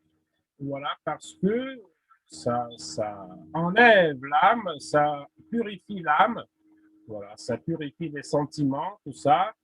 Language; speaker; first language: French; non-native, fluent; Russian